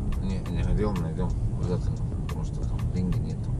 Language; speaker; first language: Russian; non-native, learner; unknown